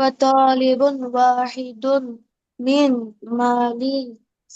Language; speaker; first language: Arabic; non-native, learner; Bangla